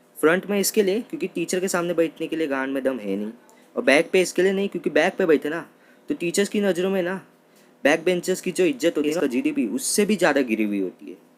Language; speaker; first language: Hindi; non-native, local second language; Marathi